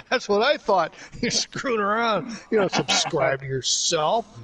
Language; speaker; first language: English; native; English